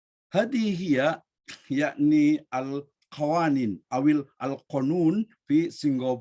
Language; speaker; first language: Arabic; non-native, learner; Indonesian